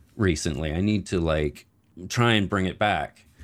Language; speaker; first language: English; native; English